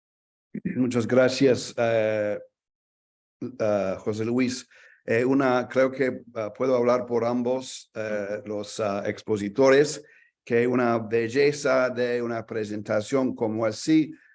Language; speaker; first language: Spanish; non-native, fluent; English